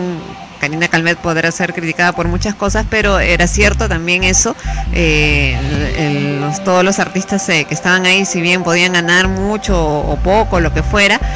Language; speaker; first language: Spanish; native; Spanish